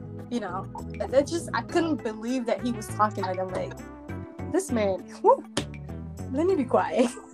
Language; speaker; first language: English; early bilingual, other home language; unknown